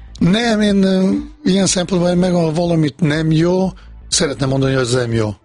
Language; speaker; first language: Hungarian; non-native, fluent; Bosnian